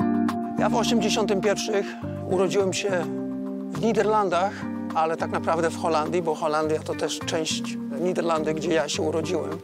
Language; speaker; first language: Polish; early bilingual, heritage; Dutch